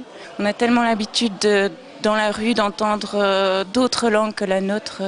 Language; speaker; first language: French; native; French